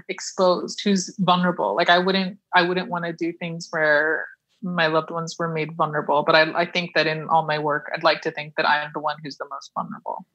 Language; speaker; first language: English; early bilingual, other home language; Persian